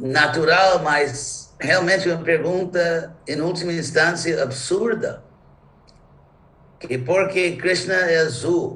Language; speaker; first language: Portuguese; non-native, fluent; English